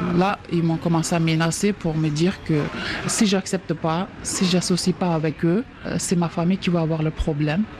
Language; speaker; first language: French; non-native, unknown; Uyghur